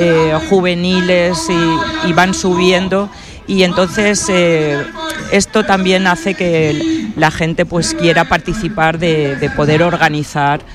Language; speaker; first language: Spanish; native; Spanish